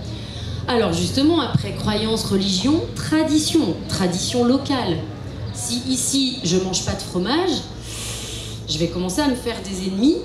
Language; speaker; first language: French; native; French